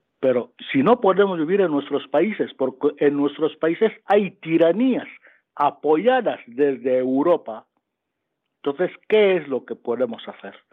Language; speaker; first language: Spanish; non-native, local second language; Fang